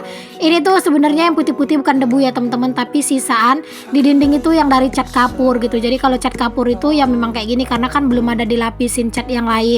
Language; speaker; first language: Indonesian; native; Indonesian